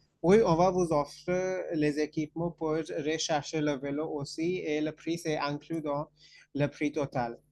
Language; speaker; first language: French; non-native, fluent; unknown